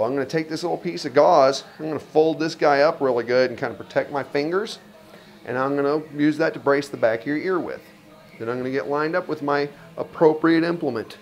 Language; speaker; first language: English; native; English